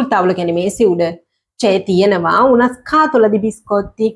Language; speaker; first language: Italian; non-native, fluent; Sinhala